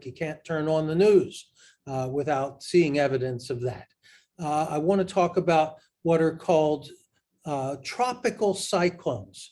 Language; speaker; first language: English; native; English